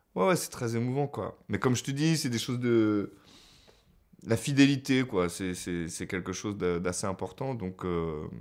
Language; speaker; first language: French; native; French